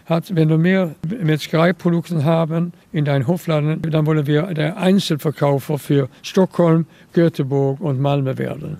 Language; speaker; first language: German; non-native, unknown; Swedish